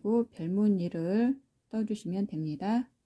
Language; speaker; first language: Korean; native; Korean